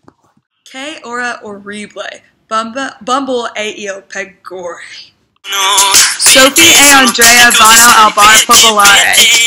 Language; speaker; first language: Italian; non-native, learner; English